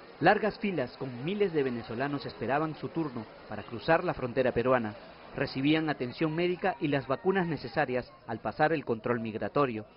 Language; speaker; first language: Spanish; native; Spanish